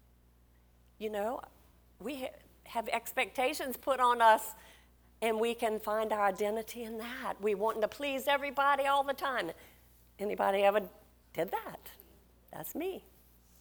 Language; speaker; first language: English; native; English